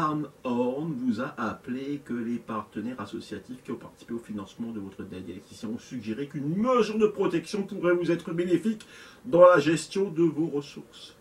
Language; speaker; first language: French; native; French